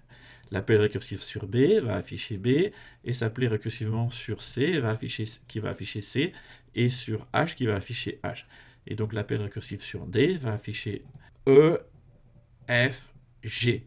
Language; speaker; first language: French; native; French